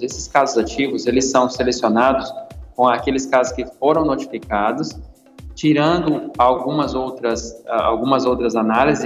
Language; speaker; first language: Portuguese; native; Portuguese